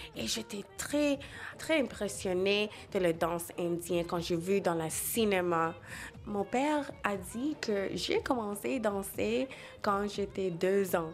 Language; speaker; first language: French; non-native, local second language; Bangla